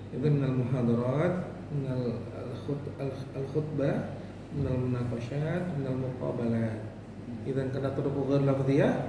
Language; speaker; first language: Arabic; non-native, fluent; Indonesian